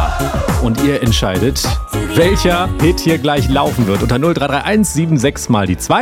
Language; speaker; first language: German; native; German